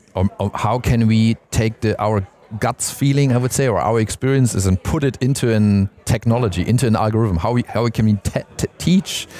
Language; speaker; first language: English; non-native, fluent; German